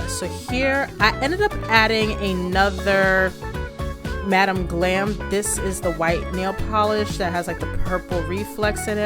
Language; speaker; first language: English; native; English